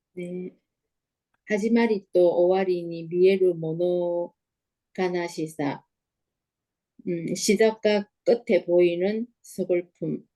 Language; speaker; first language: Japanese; non-native, learner; Korean